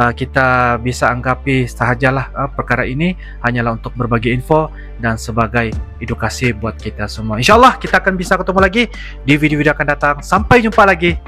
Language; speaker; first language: Malay; native; Malay